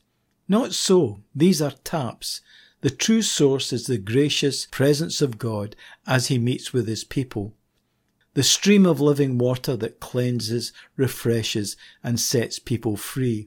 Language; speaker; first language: English; native; English